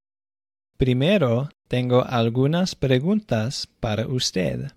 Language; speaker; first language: Spanish; non-native, fluent; English